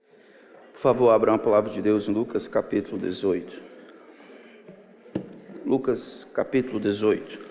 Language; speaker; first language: Portuguese; native; Portuguese